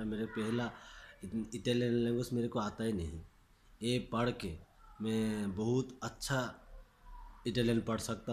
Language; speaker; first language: Hindi; non-native, learner; Bangla